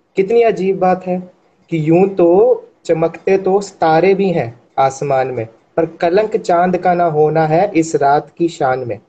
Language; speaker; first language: Hindi; native; Hindi